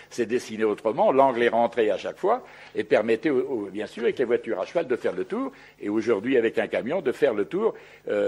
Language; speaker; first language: French; native; French